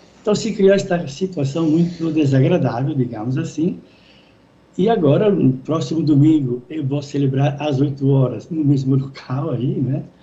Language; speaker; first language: Portuguese; non-native, fluent; Italian